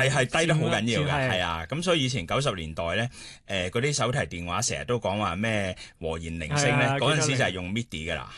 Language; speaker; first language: Cantonese; native; Cantonese